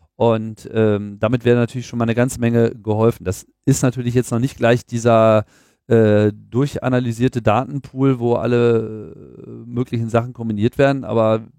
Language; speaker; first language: German; native; German